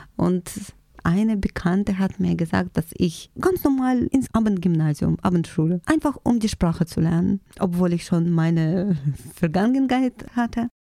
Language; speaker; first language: German; non-native, fluent; Russian